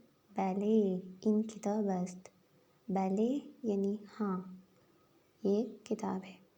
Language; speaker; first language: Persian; non-native, fluent; Urdu